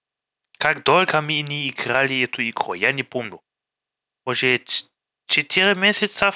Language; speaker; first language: Russian; non-native, fluent; German